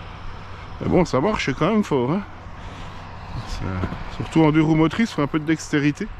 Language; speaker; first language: French; native; French